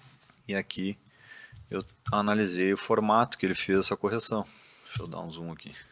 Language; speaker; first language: Portuguese; native; Portuguese